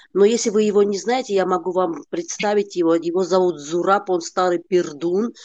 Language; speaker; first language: Russian; non-native, fluent; Armenian